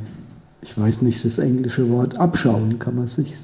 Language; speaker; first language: German; non-native, learner; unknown